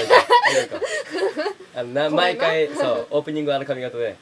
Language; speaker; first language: Japanese; native; Japanese